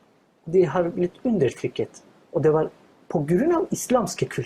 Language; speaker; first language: Norwegian; non-native, fluent; Turkish